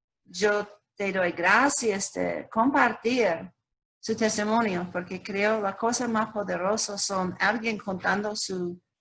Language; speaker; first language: Spanish; non-native, learner; English